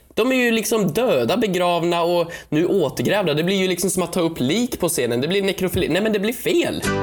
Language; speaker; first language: Swedish; native; Swedish